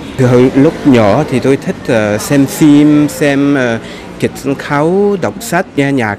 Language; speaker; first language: Vietnamese; early bilingual, heritage; Vietnamese